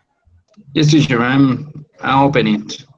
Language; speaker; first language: English; non-native, learner; Spanish